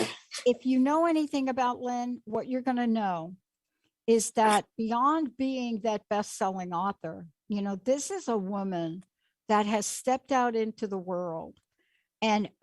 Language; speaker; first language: English; native; English